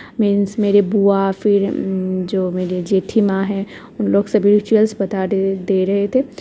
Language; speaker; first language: Hindi; non-native, local second language; Bangla